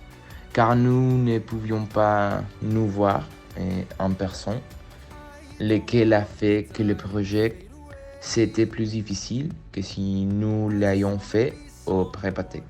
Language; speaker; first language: French; non-native, learner; Spanish